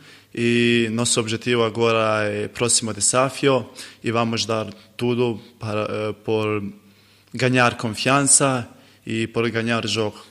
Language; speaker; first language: Portuguese; non-native, learner; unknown